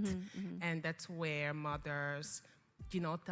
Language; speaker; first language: English; non-native, local second language; French